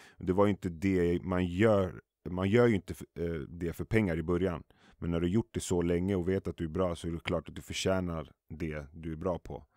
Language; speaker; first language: Swedish; early bilingual, other home language; Arabic